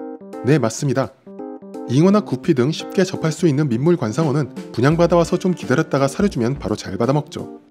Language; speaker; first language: Korean; native; Korean